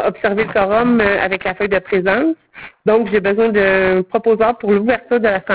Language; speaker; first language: French; native; French